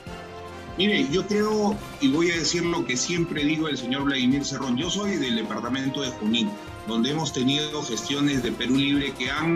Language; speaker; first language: Spanish; native; Spanish